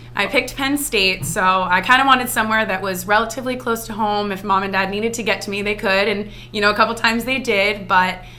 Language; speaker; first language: English; native; English